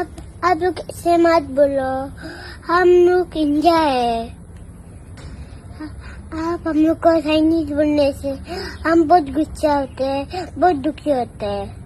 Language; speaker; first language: Hindi; non-native, local second language; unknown